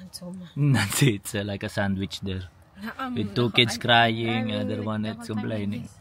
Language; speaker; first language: English; non-native, local second language; Filipino